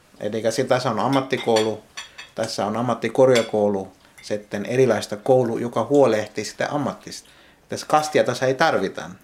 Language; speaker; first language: Finnish; non-native, learner; Hindi